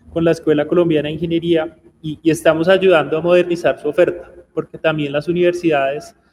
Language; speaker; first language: Spanish; native; Spanish